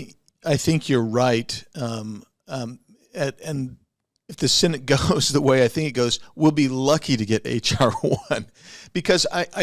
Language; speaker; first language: English; native; English